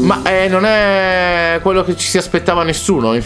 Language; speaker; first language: Italian; native; Italian